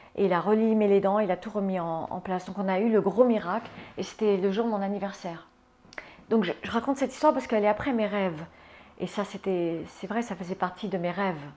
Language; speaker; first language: French; early bilingual, other home language; English